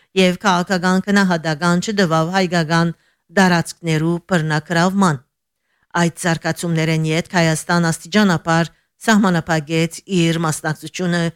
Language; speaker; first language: Armenian; early bilingual, heritage; Armenian